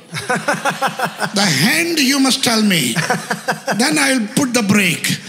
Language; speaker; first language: English; non-native, local second language; Malayalam